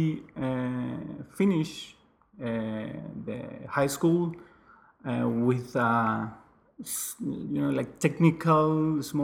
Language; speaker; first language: English; non-native, fluent; Spanish